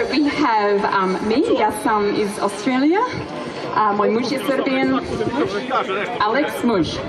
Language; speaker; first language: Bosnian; non-native, learner; English